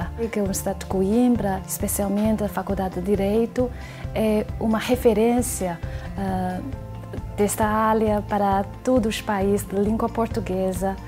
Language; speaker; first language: Portuguese; non-native, fluent; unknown